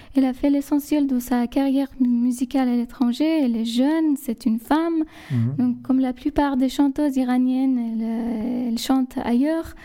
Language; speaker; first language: French; non-native, fluent; Persian